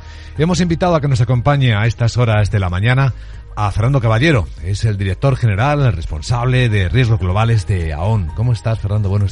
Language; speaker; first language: Spanish; native; Spanish